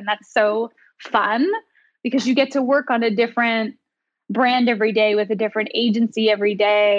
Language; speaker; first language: English; native; English